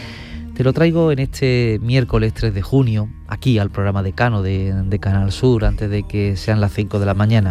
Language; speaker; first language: Spanish; native; Spanish